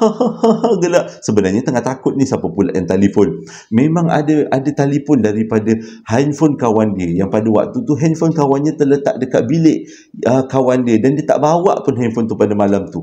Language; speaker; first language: Malay; native; Malay